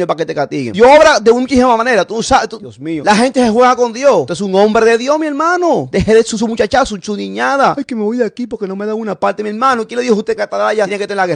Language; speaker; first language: Spanish; native; Spanish